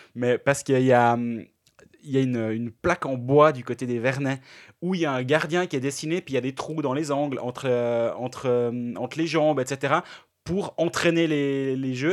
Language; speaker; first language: French; native; French